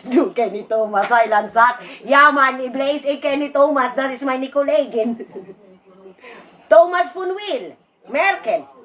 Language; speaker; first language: German; non-native, learner; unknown